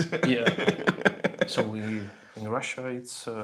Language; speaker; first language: English; non-native, learner; Russian